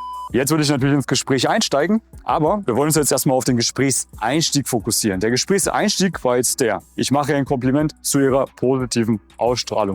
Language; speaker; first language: German; native; German